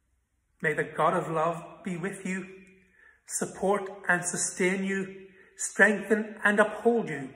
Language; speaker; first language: English; native; English